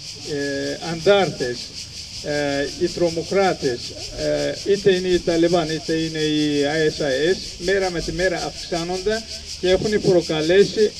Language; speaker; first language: Greek; non-native, fluent; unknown